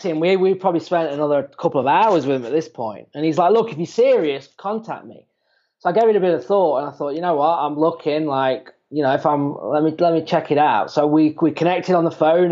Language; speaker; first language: English; native; English